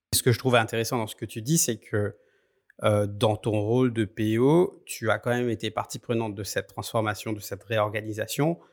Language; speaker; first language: French; native; French